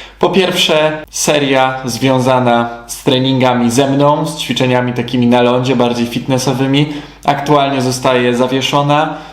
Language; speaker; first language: Polish; native; Polish